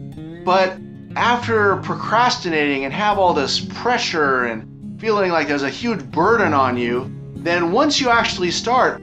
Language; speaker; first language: English; native; English